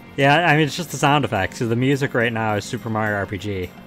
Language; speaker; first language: English; native; English